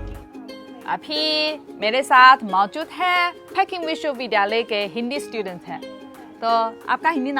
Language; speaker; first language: Hindi; non-native, fluent; Chinese